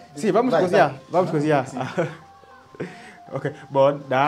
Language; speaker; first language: Portuguese; non-native, learner; Vietnamese